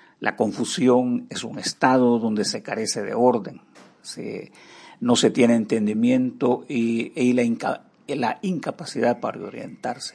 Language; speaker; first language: Spanish; native; Spanish